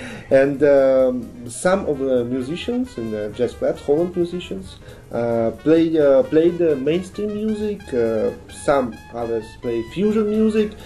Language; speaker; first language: English; non-native, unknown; Russian